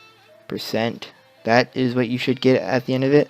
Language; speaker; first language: English; native; English